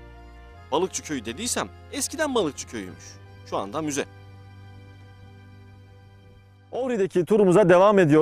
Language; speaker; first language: Turkish; native; Turkish